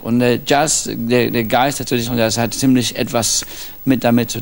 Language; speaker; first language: German; non-native, fluent; English